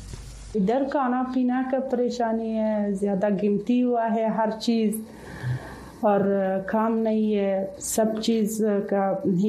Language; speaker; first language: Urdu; non-native, learner; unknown